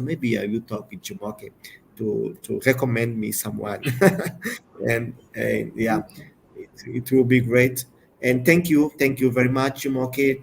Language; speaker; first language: English; non-native, learner; Portuguese